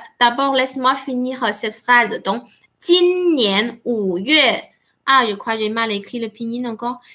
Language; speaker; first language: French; non-native, fluent; Chinese